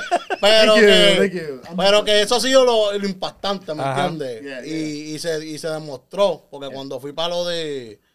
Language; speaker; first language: Spanish; native; Spanish